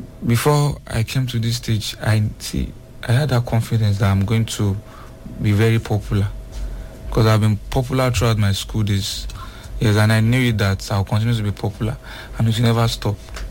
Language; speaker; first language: English; non-native, local second language; Yoruba